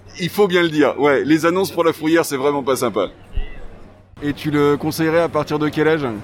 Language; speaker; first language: French; native; French